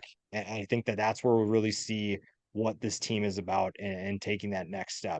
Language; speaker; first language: English; native; English